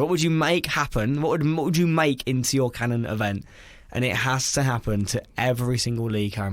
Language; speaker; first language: English; native; English